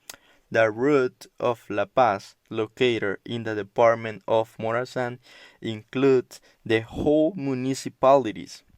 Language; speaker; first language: English; non-native, learner; Spanish